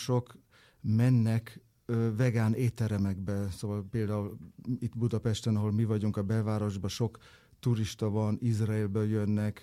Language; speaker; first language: Hungarian; non-native, fluent; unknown